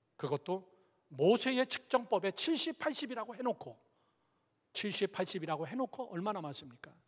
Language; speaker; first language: Korean; native; Korean